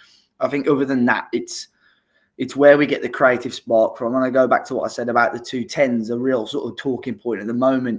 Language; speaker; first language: English; native; English